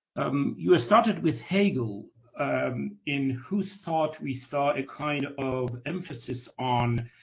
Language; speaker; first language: English; non-native, fluent; Persian